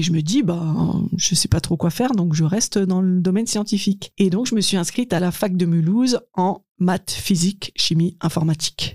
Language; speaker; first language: French; native; French